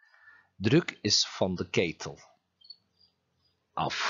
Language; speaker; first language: Dutch; non-native, fluent; Turkish